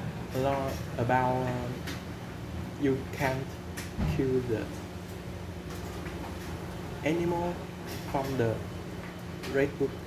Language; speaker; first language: English; non-native, learner; Vietnamese